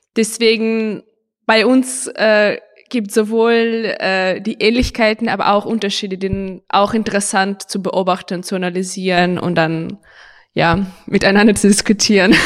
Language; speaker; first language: German; non-native, fluent; Ukrainian